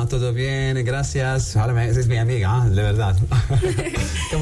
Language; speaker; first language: Spanish; non-native, learner; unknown